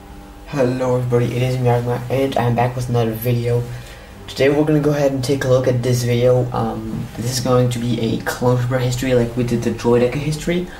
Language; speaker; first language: English; native; English